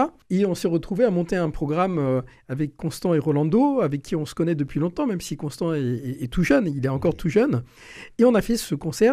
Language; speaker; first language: French; native; French